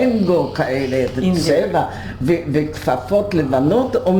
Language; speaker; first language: Hebrew; non-native, fluent; Polish